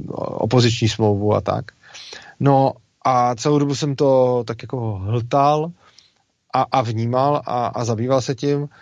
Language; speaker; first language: Czech; native; Czech